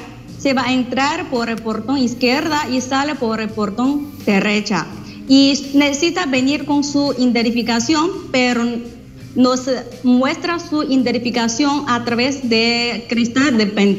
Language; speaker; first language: Spanish; non-native, fluent; Chinese